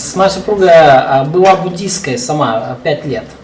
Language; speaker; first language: Russian; native; Russian